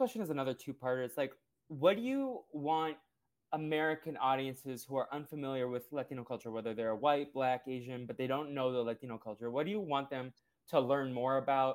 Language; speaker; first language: English; early bilingual, other home language; Portuguese